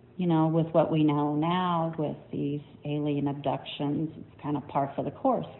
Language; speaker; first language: English; native; English